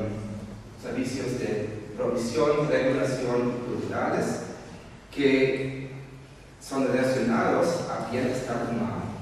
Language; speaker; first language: Spanish; non-native, fluent; German